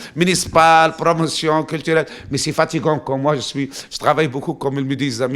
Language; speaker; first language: French; non-native, local second language; Arabic